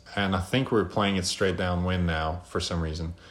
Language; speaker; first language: English; non-native, fluent; Norwegian